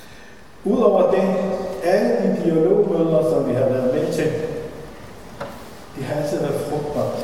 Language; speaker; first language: Danish; non-native, fluent; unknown